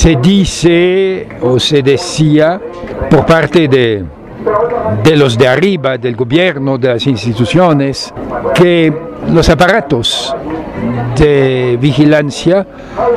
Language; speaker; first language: Spanish; non-native, fluent; French